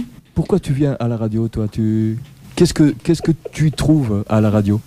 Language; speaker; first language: French; native; French